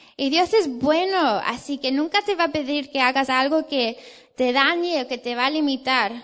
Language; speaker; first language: Spanish; non-native, fluent; English